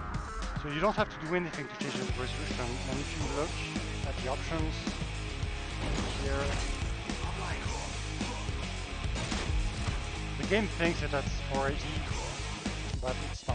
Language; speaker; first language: English; non-native, fluent; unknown